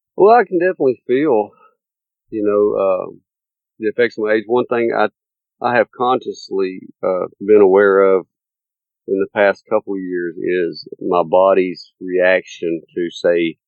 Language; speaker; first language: English; native; English